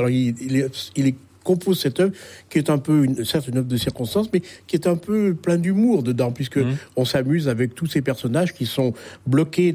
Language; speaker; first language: French; native; French